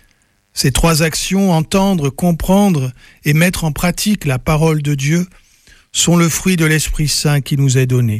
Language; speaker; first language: French; native; French